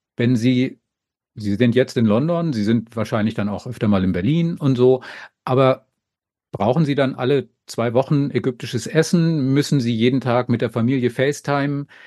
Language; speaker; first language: German; native; German